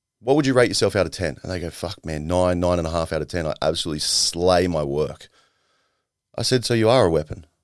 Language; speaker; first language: English; native; English